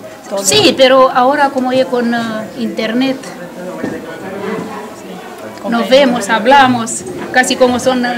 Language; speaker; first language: Spanish; non-native, learner; Romanian